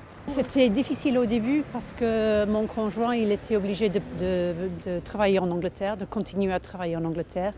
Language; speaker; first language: French; non-native, fluent; English